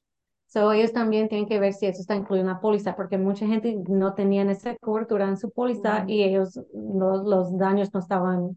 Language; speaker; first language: Spanish; early bilingual, heritage; English